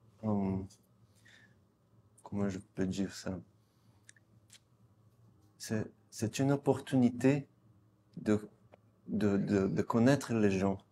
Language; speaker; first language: French; non-native, fluent; Portuguese